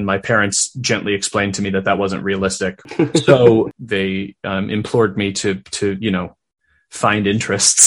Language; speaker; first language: English; native; English